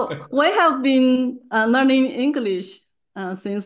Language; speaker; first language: English; native; English